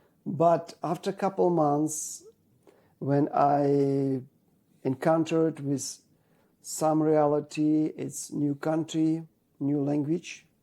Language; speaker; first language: English; non-native, learner; Ukrainian